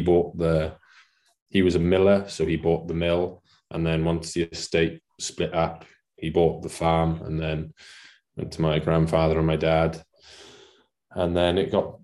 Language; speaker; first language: English; non-native, local second language; Welsh